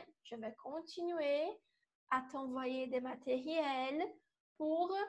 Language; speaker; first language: French; non-native, fluent; Portuguese